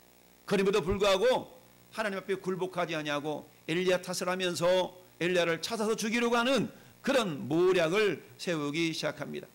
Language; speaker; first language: Korean; native; Korean